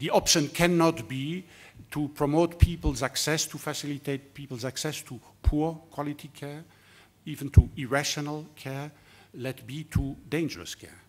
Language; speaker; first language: English; non-native, fluent; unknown